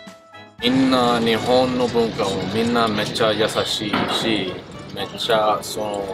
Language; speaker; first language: Japanese; early bilingual, heritage; English